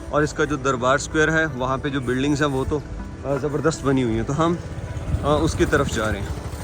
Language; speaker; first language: Urdu; native; Urdu